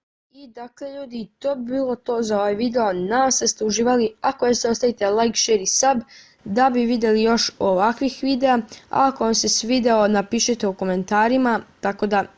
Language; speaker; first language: Bosnian; native; Bosnian